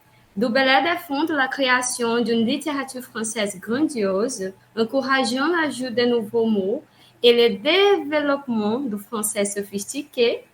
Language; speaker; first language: French; non-native, learner; Portuguese